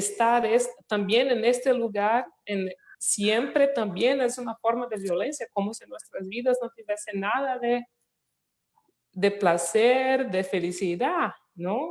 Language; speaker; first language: Spanish; non-native, fluent; Portuguese